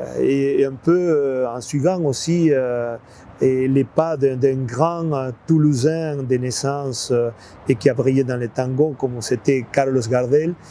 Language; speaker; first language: French; non-native, fluent; Spanish